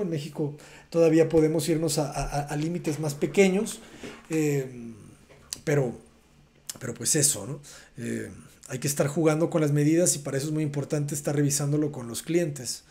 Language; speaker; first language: Spanish; native; Spanish